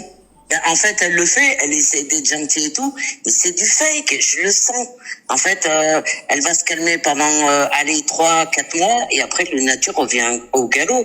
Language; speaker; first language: French; native; French